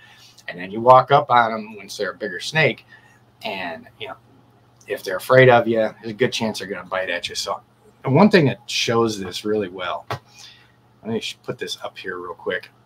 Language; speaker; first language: English; native; English